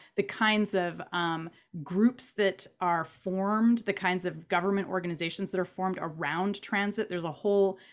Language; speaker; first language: English; native; English